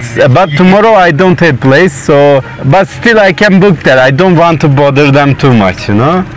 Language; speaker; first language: English; non-native, learner; Turkish